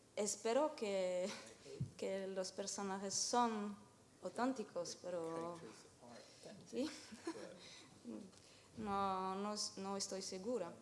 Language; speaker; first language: Spanish; non-native, learner; French